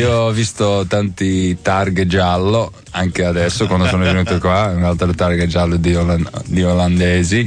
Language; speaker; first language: Italian; non-native, learner; Dutch